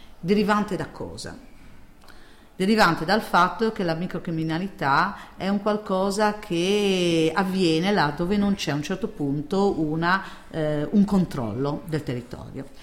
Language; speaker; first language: Italian; native; Italian